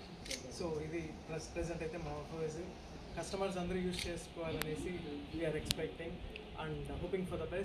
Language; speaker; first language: Telugu; native; Telugu